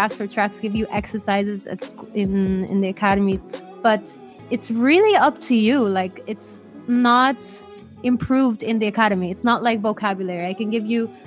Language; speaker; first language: English; native; English